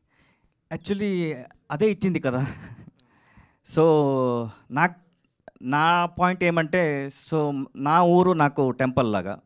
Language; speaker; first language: Telugu; non-native, learner; Kannada